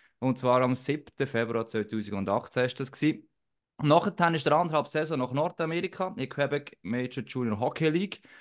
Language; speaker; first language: German; native; German